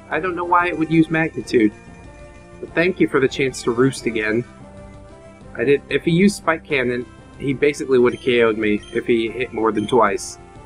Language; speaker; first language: English; native; English